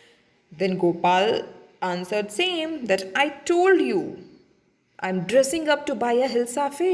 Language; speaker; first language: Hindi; native; Hindi